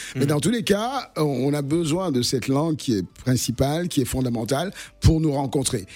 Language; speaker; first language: French; native; French